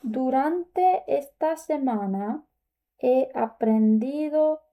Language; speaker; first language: Spanish; non-native, learner; English